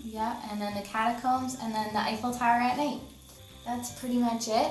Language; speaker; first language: English; native; English